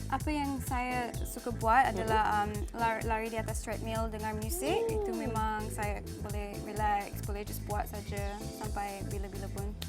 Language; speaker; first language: Malay; non-native, local second language; English